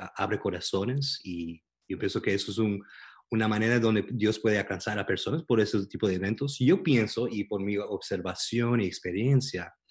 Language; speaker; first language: Spanish; early bilingual, heritage; Spanish